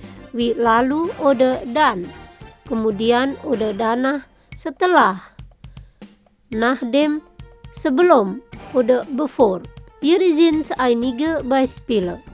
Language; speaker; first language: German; non-native, fluent; Indonesian